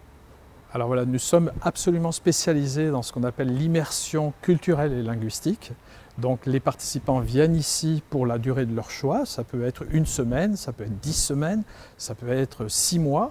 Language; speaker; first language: French; native; French